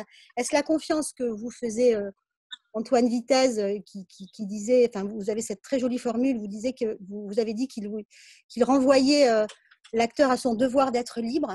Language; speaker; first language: French; native; French